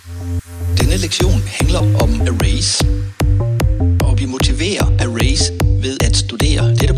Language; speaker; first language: Danish; native; Danish